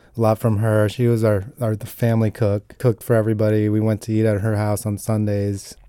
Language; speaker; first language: English; non-native, fluent; Italian